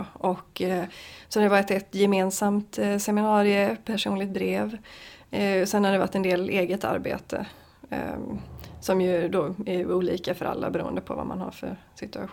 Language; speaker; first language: Swedish; native; Swedish